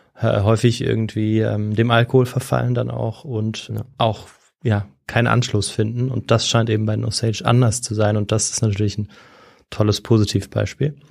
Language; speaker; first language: German; native; German